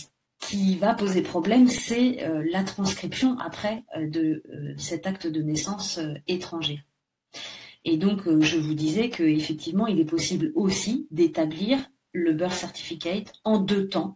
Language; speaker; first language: French; native; French